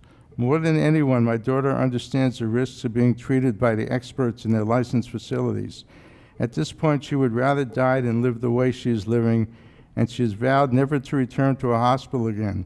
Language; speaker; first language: English; native; English